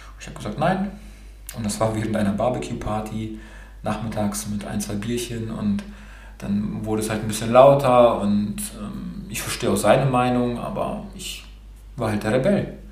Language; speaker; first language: German; early bilingual, other home language; Romanian